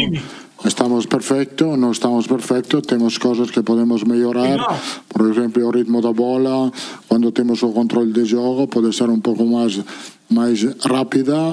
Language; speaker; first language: Portuguese; non-native, learner; Italian